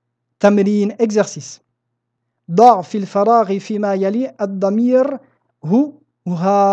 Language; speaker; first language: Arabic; non-native, fluent; French